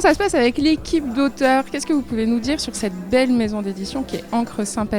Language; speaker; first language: French; native; French